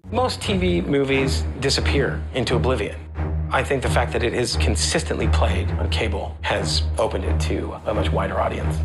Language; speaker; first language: English; native; English